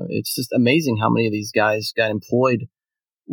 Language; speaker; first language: English; native; English